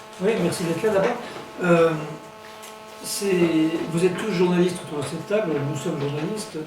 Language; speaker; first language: French; native; French